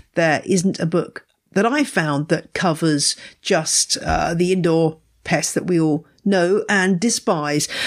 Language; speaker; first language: English; native; English